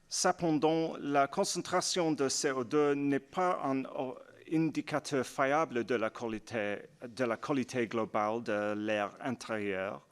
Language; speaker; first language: French; non-native, learner; English